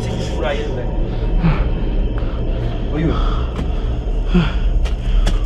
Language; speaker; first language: Portuguese; native; Portuguese